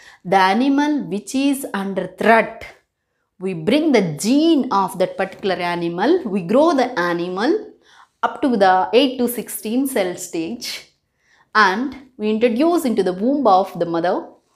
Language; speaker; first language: English; non-native, local second language; Telugu